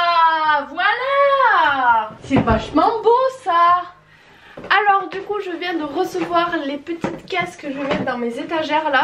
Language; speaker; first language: French; native; French